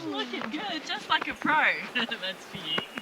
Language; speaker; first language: English; native; English